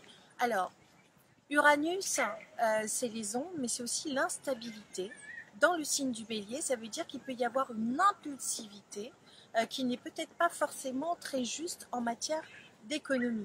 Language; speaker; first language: French; native; French